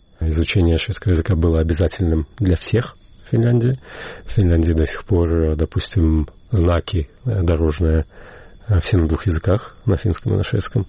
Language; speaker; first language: Russian; native; Russian